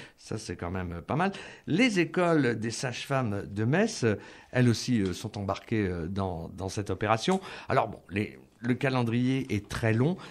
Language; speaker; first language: French; native; French